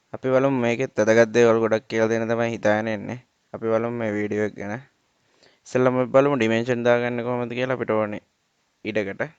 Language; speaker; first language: Sinhala; native; Sinhala